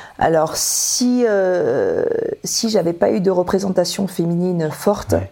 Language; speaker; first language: French; early bilingual, other home language; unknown